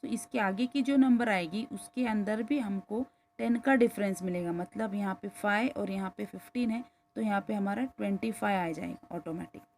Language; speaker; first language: Hindi; non-native, local second language; Kannada